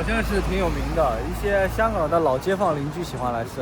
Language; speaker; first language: Chinese; native; Chinese